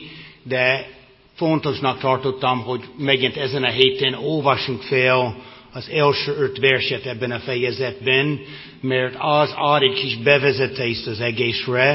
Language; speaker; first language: Hungarian; non-native, fluent; English